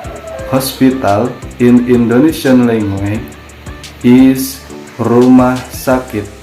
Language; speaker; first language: English; non-native, learner; Indonesian